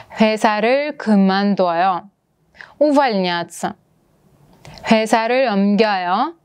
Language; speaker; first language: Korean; non-native, fluent; Russian